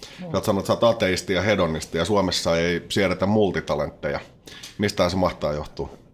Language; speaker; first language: Finnish; native; Finnish